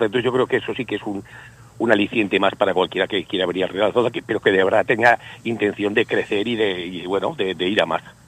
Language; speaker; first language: Spanish; native; Spanish